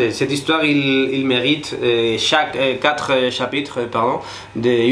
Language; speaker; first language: French; non-native, fluent; Spanish